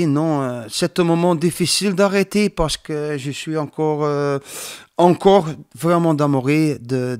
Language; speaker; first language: French; non-native, learner; Dutch